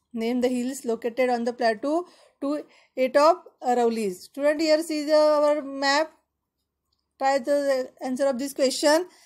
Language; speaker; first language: English; non-native, local second language; Marathi